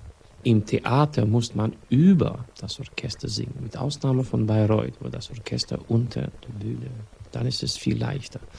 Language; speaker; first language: German; non-native, fluent; Swedish